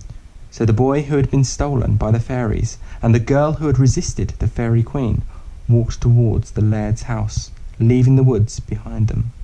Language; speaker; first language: English; native; English